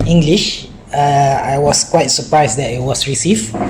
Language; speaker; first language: English; non-native, local second language; Malay